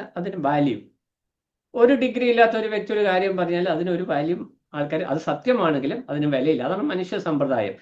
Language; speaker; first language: Malayalam; native; Malayalam